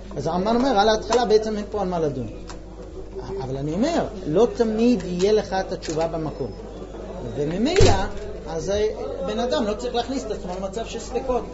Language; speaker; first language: Hebrew; non-native, fluent; English